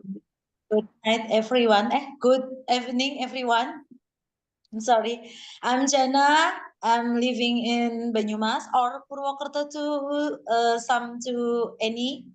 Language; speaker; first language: English; non-native, learner; Indonesian